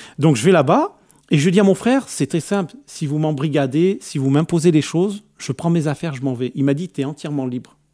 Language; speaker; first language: French; early bilingual, other home language; Arabic